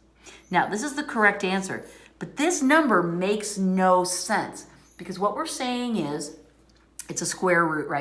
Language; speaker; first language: English; native; English